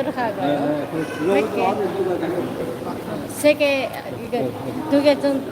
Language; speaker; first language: Korean; non-native, learner; Vietnamese